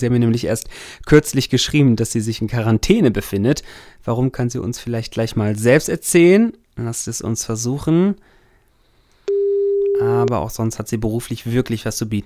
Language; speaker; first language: German; native; German